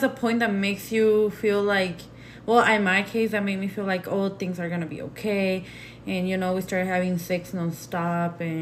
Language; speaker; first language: English; non-native, fluent; Spanish